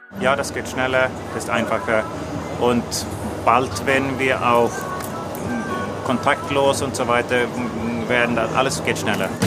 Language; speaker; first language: German; non-native, fluent; Swedish